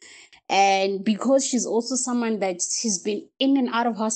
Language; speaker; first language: English; non-native, local second language; Tswana